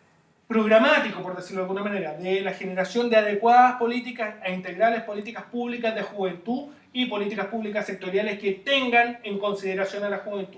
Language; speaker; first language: Spanish; native; Spanish